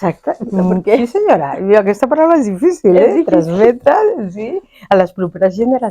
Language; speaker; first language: Catalan; non-native, fluent; Spanish